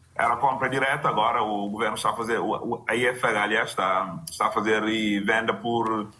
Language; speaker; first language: Portuguese; non-native, local second language; Kabuverdianu